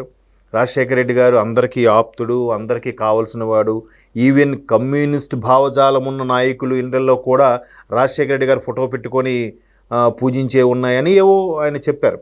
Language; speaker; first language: Telugu; native; Telugu